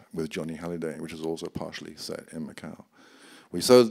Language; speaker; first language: English; native; English